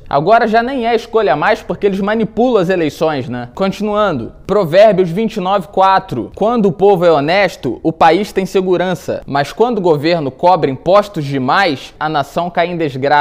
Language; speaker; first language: Portuguese; native; Portuguese